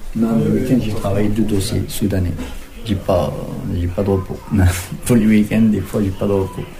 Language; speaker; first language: French; non-native, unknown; Arabic